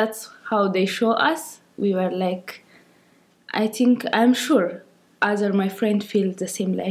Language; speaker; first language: English; non-native, learner; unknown